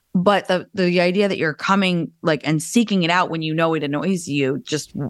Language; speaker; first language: English; native; English